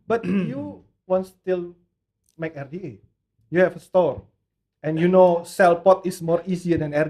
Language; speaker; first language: English; non-native, learner; Indonesian